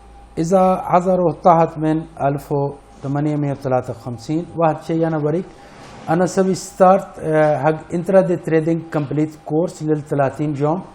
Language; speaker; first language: Arabic; non-native, learner; Urdu